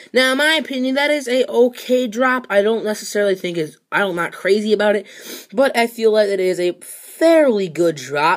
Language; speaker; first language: English; native; English